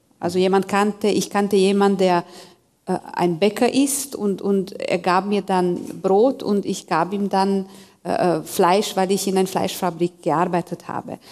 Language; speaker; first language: German; non-native, fluent; Hungarian